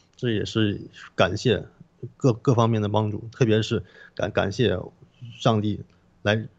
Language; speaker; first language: Chinese; non-native, local second language; Korean